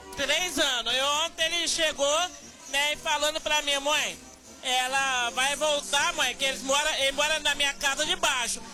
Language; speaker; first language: Portuguese; native; Portuguese